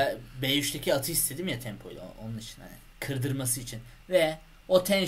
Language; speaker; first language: Turkish; native; Turkish